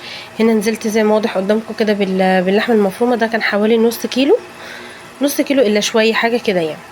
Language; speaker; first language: Arabic; native; Arabic